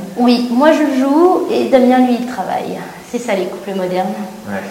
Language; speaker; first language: French; native; French